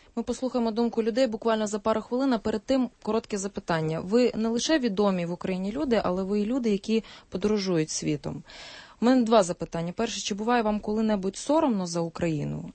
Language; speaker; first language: Ukrainian; native; Ukrainian